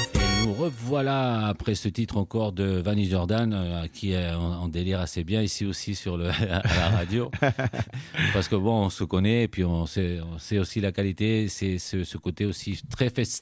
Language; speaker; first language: French; native; French